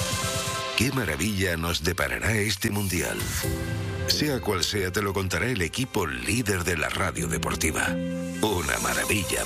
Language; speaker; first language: Spanish; native; Spanish